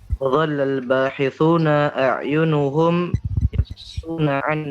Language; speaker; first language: Arabic; non-native, learner; Indonesian